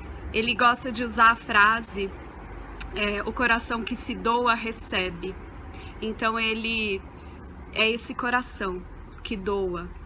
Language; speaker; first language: Portuguese; native; Portuguese